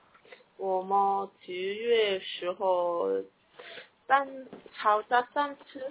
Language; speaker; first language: Chinese; non-native, learner; Korean